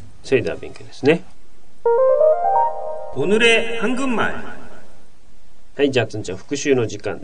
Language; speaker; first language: Japanese; native; Japanese